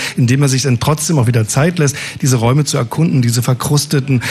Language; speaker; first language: German; native; German